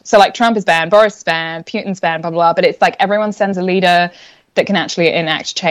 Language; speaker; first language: English; native; English